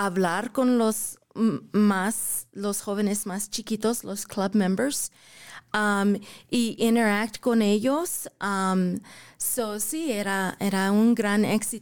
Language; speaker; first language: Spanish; early bilingual, heritage; English